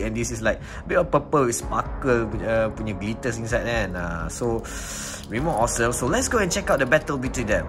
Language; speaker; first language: English; non-native, local second language; Malay